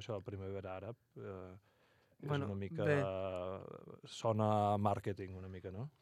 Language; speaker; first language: Catalan; native; Catalan